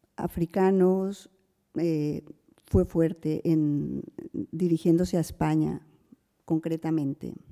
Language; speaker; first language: Spanish; native; Spanish